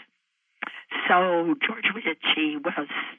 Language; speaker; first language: English; native; English